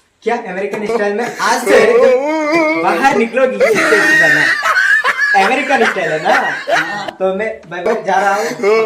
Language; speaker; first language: Hindi; non-native, local second language; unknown